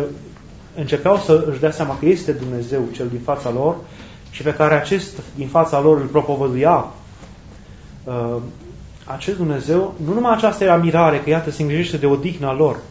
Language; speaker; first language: Romanian; native; Romanian